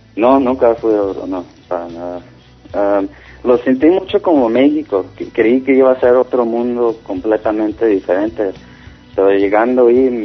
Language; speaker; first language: Spanish; early bilingual, heritage; Spanish